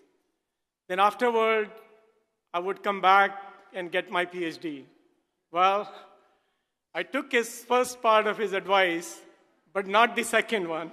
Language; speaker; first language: English; non-native, local second language; Hindi